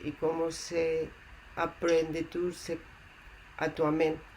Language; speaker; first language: French; non-native, learner; Spanish